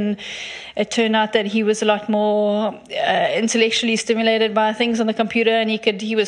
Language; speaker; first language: English; native; English